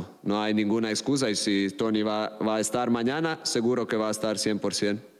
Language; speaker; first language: Spanish; non-native, fluent; Croatian